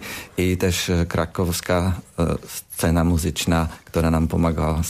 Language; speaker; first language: Polish; non-native, learner; Slovak